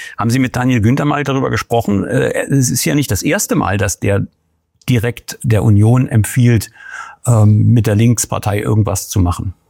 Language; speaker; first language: German; native; German